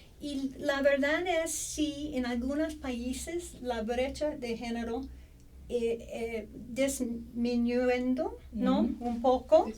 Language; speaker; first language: Spanish; non-native, fluent; English